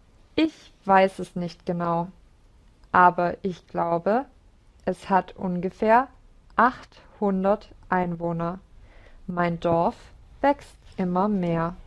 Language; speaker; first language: German; non-native, learner; English